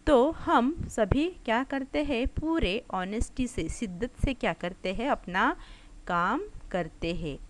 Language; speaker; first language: Hindi; non-native, local second language; Marathi